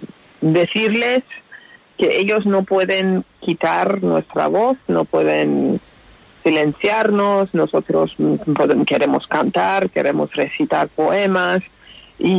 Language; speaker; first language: Spanish; non-native, fluent; Persian